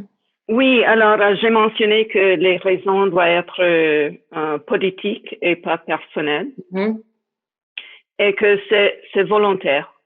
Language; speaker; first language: French; non-native, fluent; English